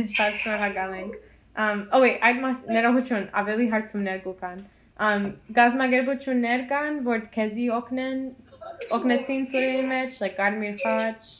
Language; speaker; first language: Armenian; early bilingual, heritage; Armenian